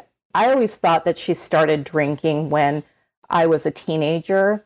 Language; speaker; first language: English; native; English